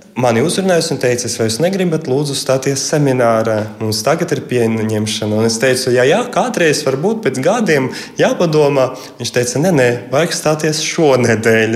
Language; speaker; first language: Latvian; early bilingual, heritage; Russian